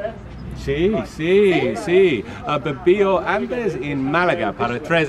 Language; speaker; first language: Spanish; non-native, learner; English